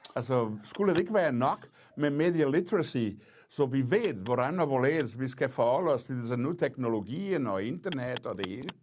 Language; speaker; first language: Danish; non-native, fluent; Portuguese